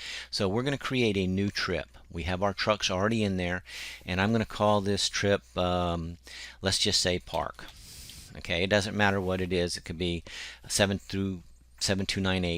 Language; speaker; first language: English; native; English